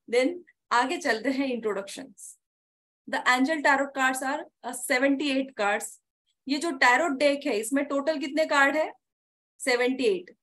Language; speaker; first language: Hindi; non-native, local second language; Marathi